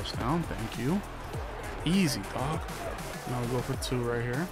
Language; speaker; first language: English; native; English